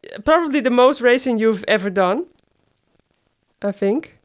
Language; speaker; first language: English; non-native, fluent; Dutch